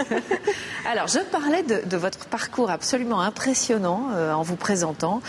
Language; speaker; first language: French; native; French